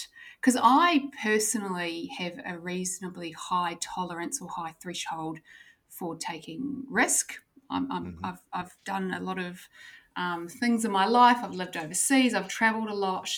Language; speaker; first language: English; native; English